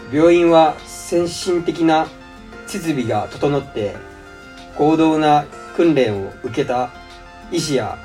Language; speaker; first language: Japanese; early bilingual, other home language; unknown